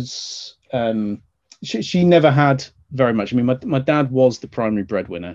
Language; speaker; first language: English; native; English